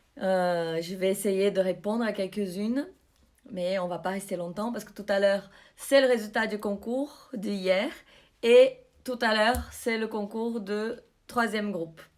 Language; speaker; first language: French; non-native, fluent; Portuguese